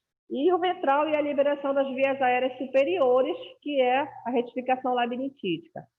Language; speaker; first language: Portuguese; native; Portuguese